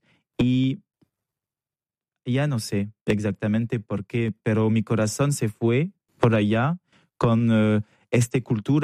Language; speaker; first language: Spanish; non-native, learner; French